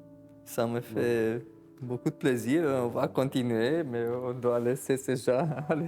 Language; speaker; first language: French; non-native, fluent; Romanian